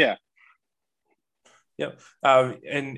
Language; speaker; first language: English; native; English